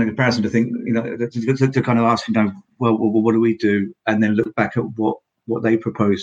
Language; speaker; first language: English; native; English